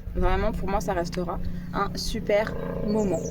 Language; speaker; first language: French; native; French